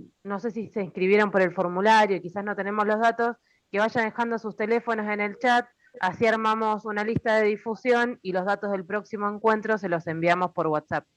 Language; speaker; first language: Spanish; native; Spanish